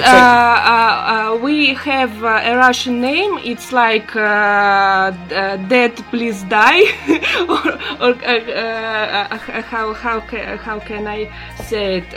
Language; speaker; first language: English; non-native, learner; Russian